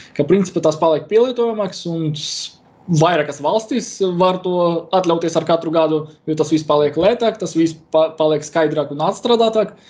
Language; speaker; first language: Latvian; non-native, local second language; Russian